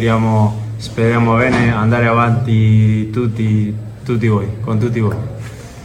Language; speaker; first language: Italian; non-native, learner; Spanish